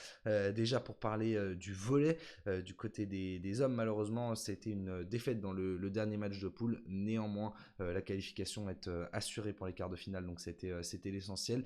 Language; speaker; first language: French; native; French